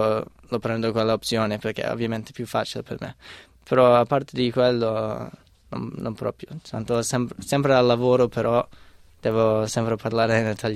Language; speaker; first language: Italian; non-native, fluent; English